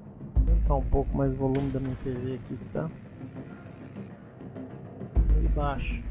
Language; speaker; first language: Portuguese; native; Portuguese